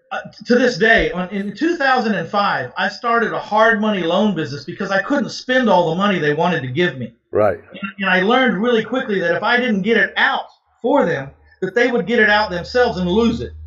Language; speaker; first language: English; native; English